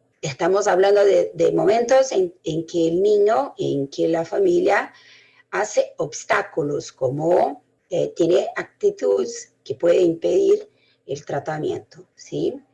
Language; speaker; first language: Spanish; non-native, fluent; Portuguese